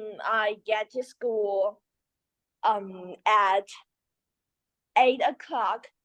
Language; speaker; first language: English; non-native, learner; Chinese